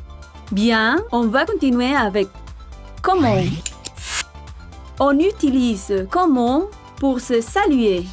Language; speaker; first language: French; non-native, fluent; Spanish